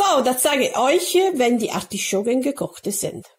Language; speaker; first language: German; non-native, learner; Italian